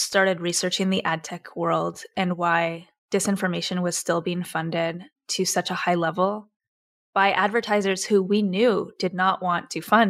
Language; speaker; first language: English; native; English